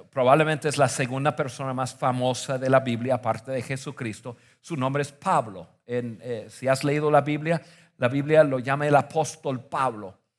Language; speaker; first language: Spanish; non-native, fluent; English